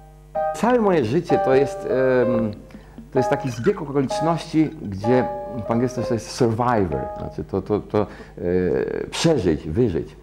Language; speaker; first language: Polish; early bilingual, heritage; Polish